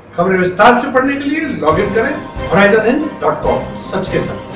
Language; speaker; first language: Hindi; native; Hindi